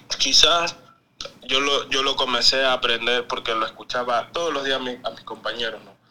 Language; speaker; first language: Spanish; native; Spanish